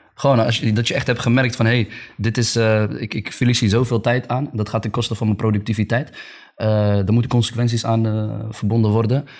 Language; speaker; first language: Dutch; early bilingual, other home language; Arabic